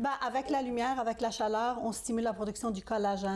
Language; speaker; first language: French; native; French